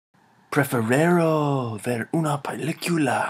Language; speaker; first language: Spanish; non-native, learner; English